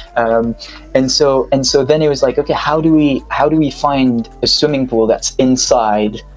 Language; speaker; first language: English; non-native, fluent; French